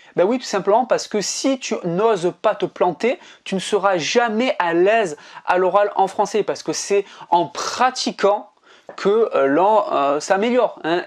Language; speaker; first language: French; native; French